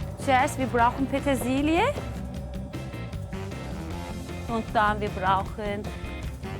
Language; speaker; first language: German; non-native, learner; Turkish